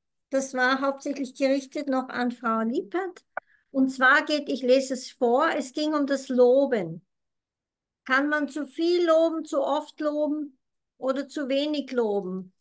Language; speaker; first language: German; non-native, fluent; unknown